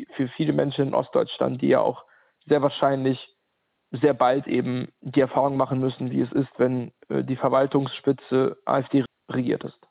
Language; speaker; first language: German; non-native, fluent; Ukrainian